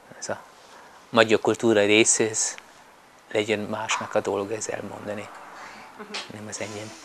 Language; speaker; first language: Hungarian; non-native, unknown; German